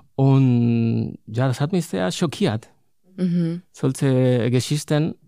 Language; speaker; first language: German; non-native, fluent; Spanish